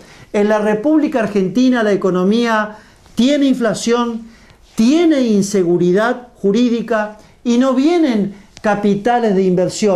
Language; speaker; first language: Spanish; native; Spanish